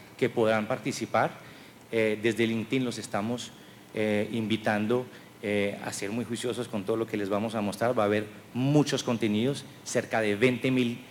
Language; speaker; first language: Spanish; non-native, fluent; French